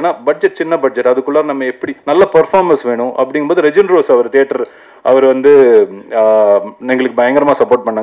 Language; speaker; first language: Tamil; native; Tamil